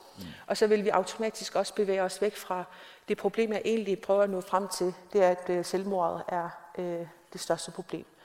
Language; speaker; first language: Danish; non-native, local second language; Kalaallisut